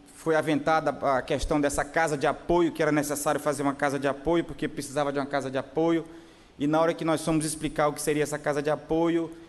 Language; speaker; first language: Portuguese; native; Portuguese